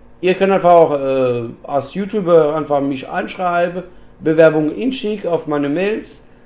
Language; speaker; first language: German; non-native, learner; French